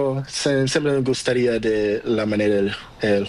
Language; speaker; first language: Spanish; non-native, learner; Portuguese